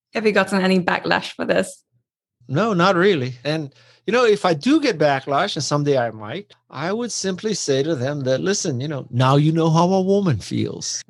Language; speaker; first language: English; native; English